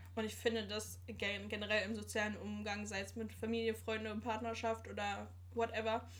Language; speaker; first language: German; native; German